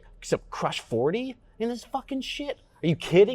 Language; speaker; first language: English; native; English